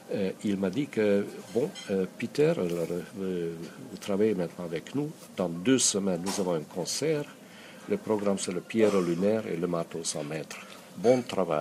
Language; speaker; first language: French; non-native, fluent; Hungarian